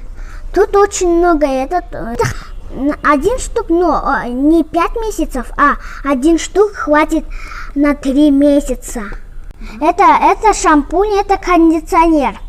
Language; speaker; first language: Russian; non-native, local second language; Kyrgyz